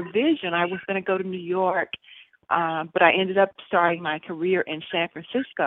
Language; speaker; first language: English; native; English